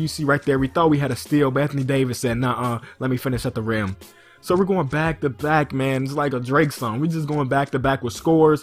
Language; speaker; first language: English; native; English